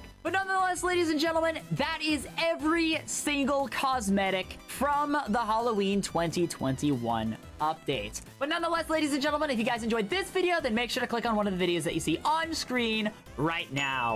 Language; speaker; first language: English; native; English